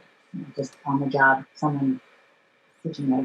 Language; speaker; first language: English; native; English